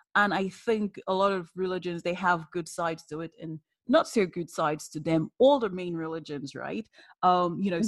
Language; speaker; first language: English; non-native, local second language; Yoruba